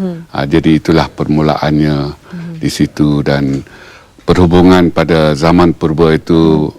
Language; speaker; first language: Malay; native; Malay